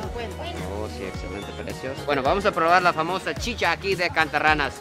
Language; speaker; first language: Spanish; non-native, fluent; Japanese